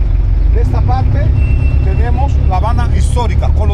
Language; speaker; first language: Spanish; native; Spanish